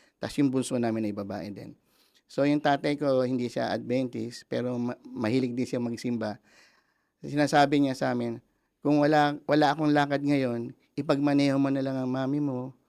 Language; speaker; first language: Filipino; native; Filipino